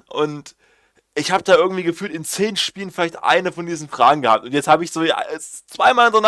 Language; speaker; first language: German; native; German